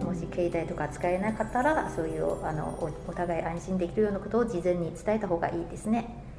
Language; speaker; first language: Japanese; non-native, fluent; Chinese